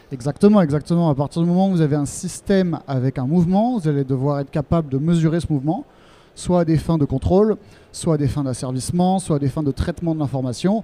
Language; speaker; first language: French; native; French